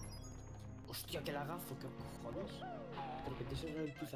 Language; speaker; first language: Spanish; native; Spanish